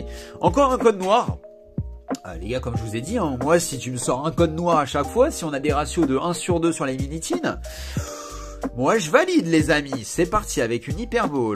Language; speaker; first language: French; native; French